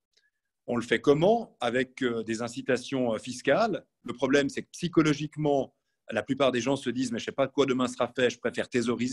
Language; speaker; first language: French; native; French